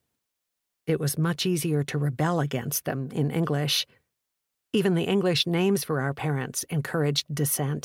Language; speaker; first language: English; early bilingual, other home language; Czech